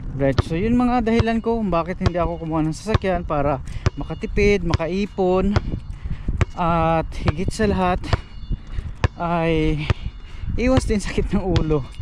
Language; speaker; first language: Filipino; native; Filipino